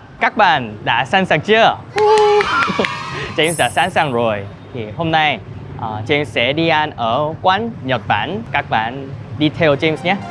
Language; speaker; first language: Vietnamese; non-native, fluent; Korean